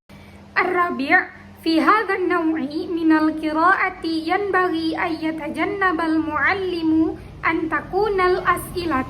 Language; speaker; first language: Arabic; non-native, learner; Indonesian